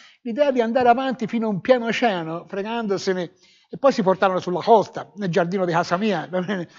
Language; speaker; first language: Italian; native; Italian